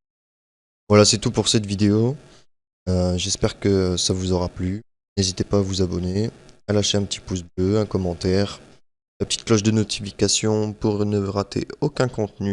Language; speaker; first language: French; native; French